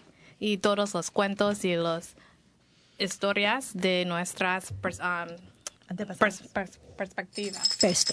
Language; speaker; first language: Spanish; non-native, learner; English